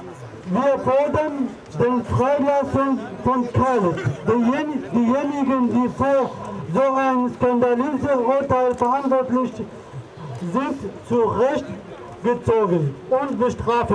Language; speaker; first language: German; non-native, learner; Kurdish